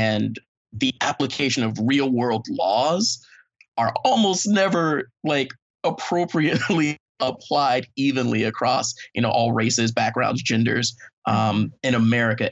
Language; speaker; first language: English; native; English